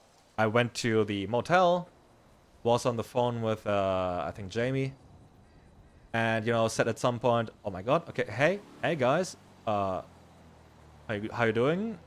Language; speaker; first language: English; non-native, fluent; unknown